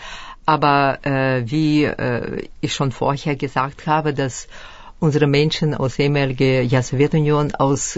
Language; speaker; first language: German; early bilingual, other home language; Russian